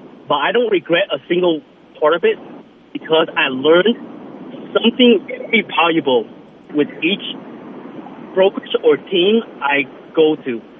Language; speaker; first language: English; early bilingual, other home language; Vietnamese